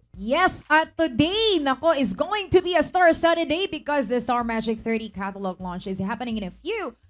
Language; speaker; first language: English; non-native, local second language; Filipino